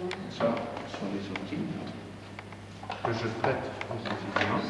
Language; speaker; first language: French; non-native, fluent; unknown